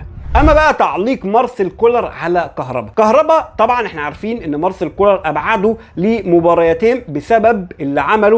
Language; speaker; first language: Arabic; native; Arabic